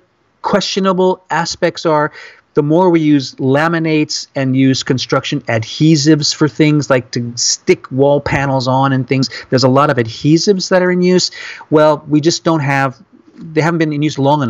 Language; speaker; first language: English; native; English